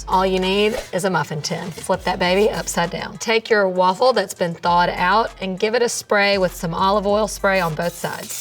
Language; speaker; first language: English; native; English